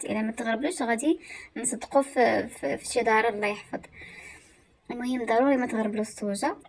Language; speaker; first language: Arabic; native; Arabic